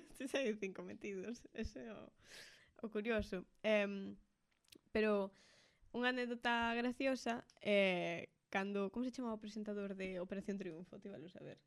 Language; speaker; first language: Galician; native; Galician